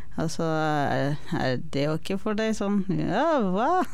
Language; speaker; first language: Norwegian; non-native, learner; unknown